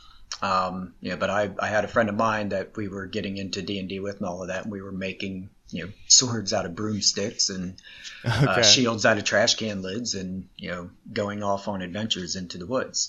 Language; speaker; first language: English; native; English